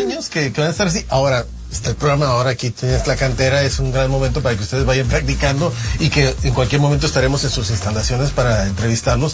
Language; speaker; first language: Spanish; native; Spanish